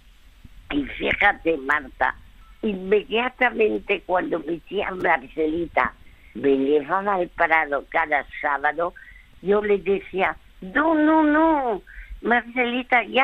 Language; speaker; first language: Spanish; early bilingual, other home language; French